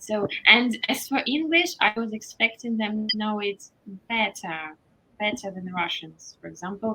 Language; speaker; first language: English; non-native, fluent; Russian